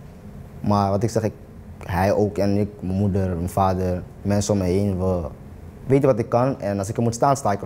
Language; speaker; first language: Dutch; native; Dutch